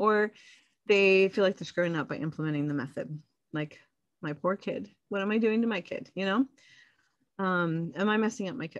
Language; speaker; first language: English; native; English